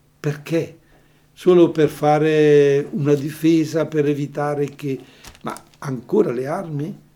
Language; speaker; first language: Italian; native; Italian